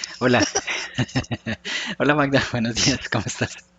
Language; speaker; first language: Spanish; native; Spanish